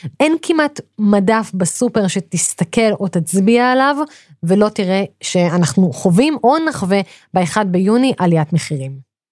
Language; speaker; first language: Hebrew; native; Hebrew